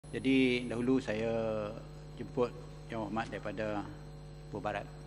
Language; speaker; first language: Malay; non-native, local second language; Tamil